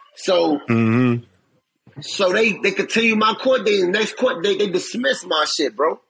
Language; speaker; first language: English; native; English